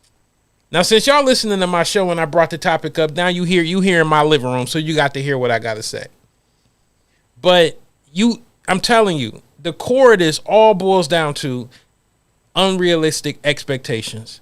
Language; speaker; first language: English; native; English